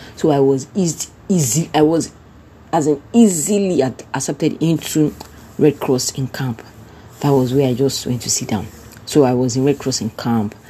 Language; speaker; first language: English; non-native, local second language; Yoruba